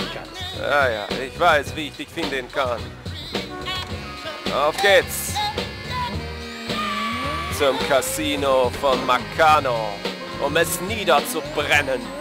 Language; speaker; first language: German; native; German